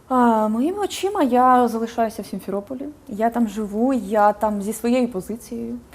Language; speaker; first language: Ukrainian; native; Ukrainian